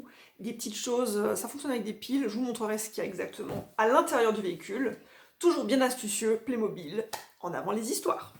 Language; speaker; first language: French; native; French